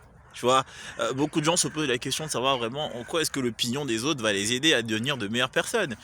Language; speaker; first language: French; native; French